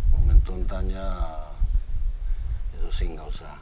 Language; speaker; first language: Basque; non-native, local second language; Spanish